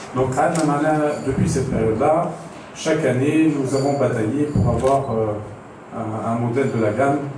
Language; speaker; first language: French; non-native, local second language; Arabic